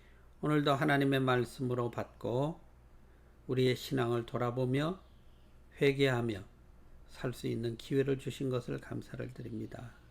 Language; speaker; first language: Korean; native; Korean